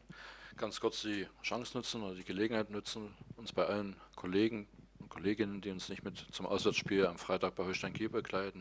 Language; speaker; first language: German; native; German